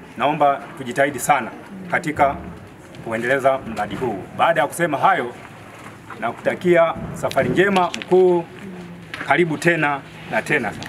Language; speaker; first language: Swahili; native; Swahili